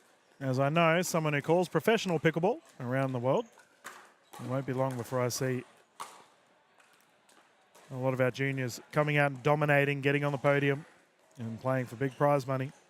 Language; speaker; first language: English; native; English